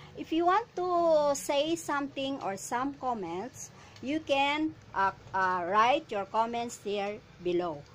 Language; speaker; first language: English; non-native, local second language; Filipino